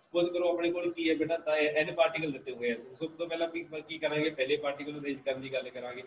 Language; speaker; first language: Hindi; non-native, local second language; Punjabi